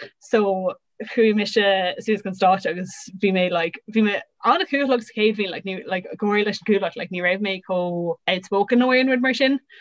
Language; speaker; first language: Irish; non-native, local second language; English